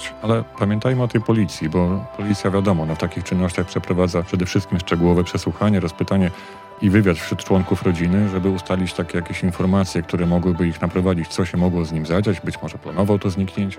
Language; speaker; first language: Polish; native; Polish